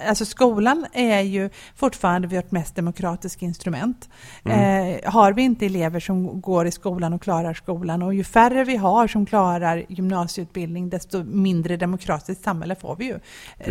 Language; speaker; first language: Swedish; native; Swedish